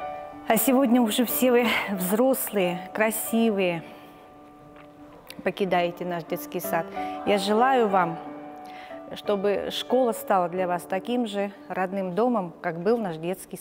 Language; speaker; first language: Russian; native; Russian